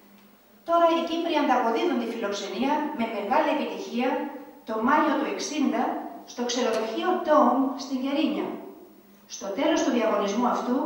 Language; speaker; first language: Greek; native; Greek